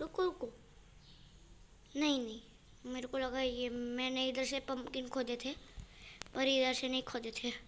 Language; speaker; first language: Hindi; non-native, local second language; Marathi